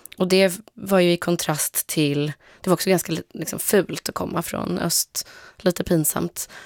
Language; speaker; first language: Swedish; early bilingual, other home language; Polish